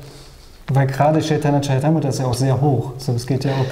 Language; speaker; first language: German; native; German